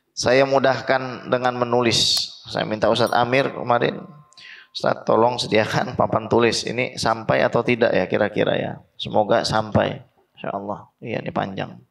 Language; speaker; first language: Indonesian; native; Indonesian